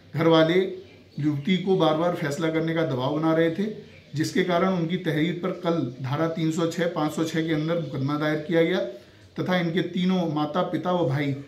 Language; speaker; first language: Hindi; native; Hindi